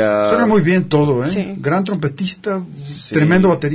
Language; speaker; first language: Spanish; native; Spanish